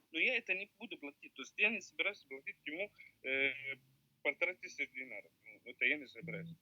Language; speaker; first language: Russian; non-native, learner; Arabic